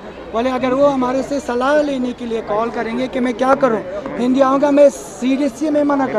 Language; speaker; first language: Hindi; non-native, fluent; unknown